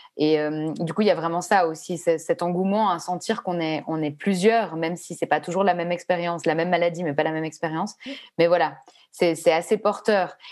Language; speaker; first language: French; native; French